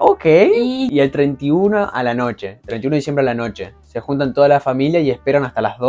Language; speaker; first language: Spanish; native; Spanish